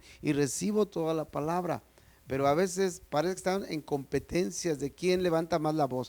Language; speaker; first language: Spanish; native; Spanish